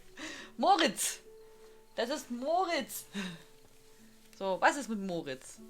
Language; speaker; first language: German; native; German